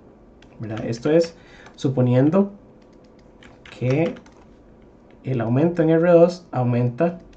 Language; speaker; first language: Spanish; native; Spanish